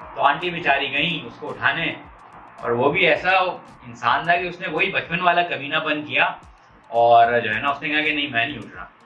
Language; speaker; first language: Urdu; non-native, local second language; Punjabi